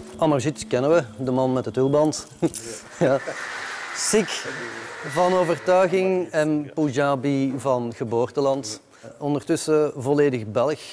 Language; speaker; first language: Dutch; native; Dutch